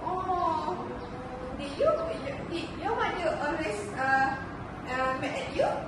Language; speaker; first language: English; non-native, learner; Malay